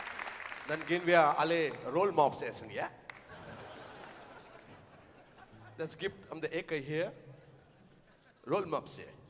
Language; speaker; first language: German; non-native, learner; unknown